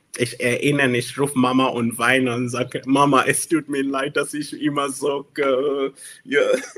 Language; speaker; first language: German; non-native, learner; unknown